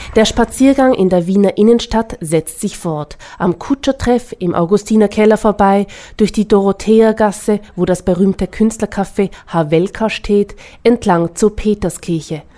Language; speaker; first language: German; native; German